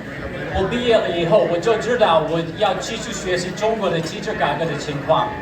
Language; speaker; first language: Chinese; non-native, fluent; English